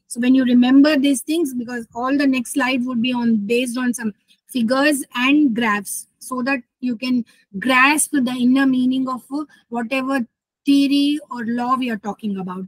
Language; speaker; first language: English; non-native, local second language; Telugu